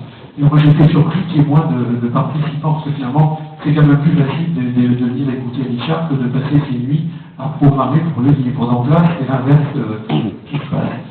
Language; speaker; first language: French; native; French